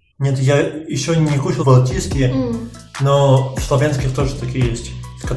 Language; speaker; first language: Russian; non-native, learner; French